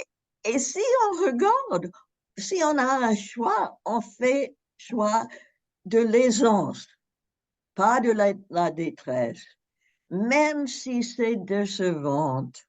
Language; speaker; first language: French; non-native, fluent; English